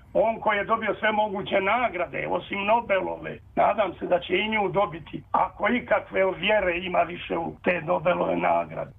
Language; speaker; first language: Serbian; native; Serbian